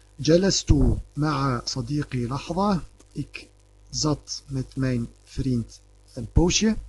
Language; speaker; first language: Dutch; early bilingual, other home language; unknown